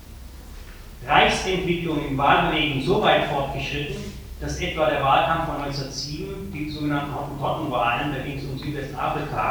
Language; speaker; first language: German; native; German